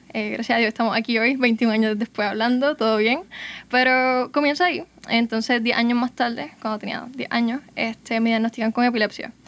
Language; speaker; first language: Spanish; native; Spanish